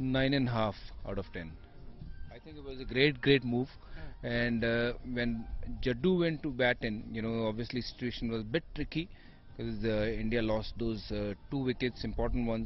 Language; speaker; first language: English; non-native, local second language; Punjabi